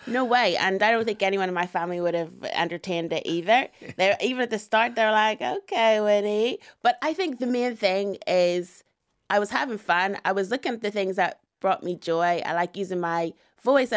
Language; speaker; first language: English; native; English